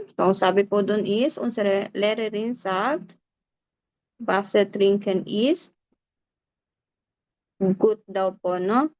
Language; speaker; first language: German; non-native, fluent; Filipino